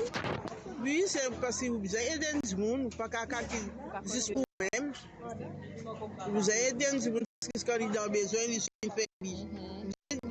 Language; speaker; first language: French; non-native, local second language; Morisyen